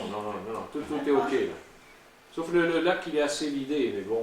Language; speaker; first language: French; native; French